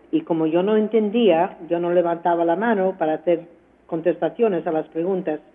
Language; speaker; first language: Spanish; early bilingual, heritage; Spanish